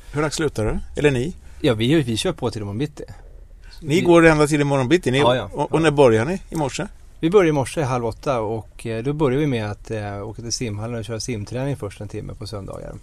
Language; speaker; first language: Swedish; native; Swedish